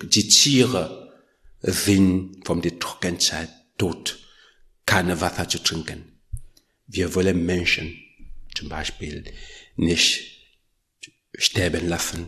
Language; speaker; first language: German; non-native, learner; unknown